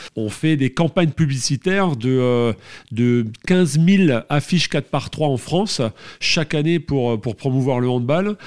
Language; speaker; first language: French; native; French